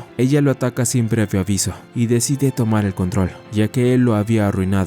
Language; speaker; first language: Spanish; native; Spanish